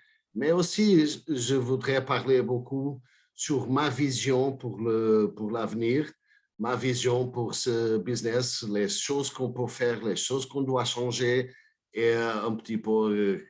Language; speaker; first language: French; non-native, fluent; Portuguese